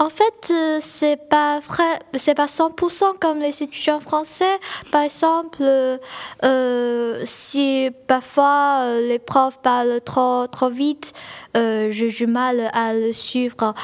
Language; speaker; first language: French; non-native, fluent; Chinese